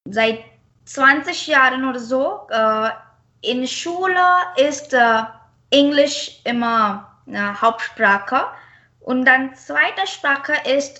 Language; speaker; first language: German; non-native, fluent; Marathi